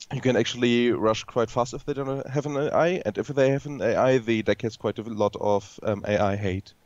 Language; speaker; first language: English; non-native, fluent; German